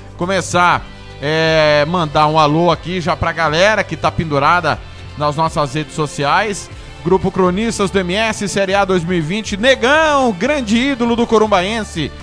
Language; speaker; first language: Portuguese; native; Portuguese